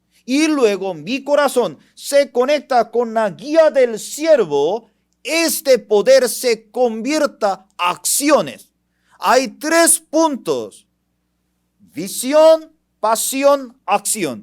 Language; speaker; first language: Spanish; non-native, fluent; Korean